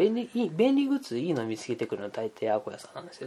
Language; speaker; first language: Japanese; native; Japanese